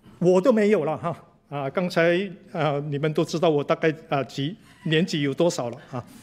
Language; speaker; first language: Chinese; native; Chinese